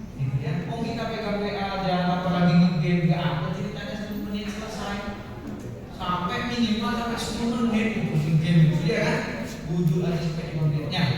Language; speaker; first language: Indonesian; non-native, local second language; Madurese